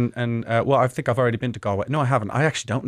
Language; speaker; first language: English; native; English